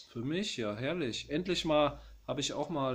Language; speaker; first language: German; native; German